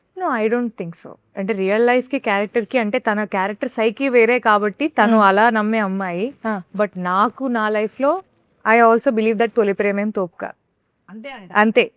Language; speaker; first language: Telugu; native; Telugu